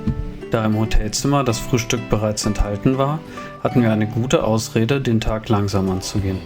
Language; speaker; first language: German; native; German